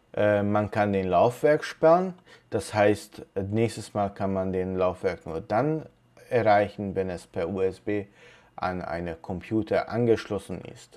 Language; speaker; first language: German; non-native, fluent; Hungarian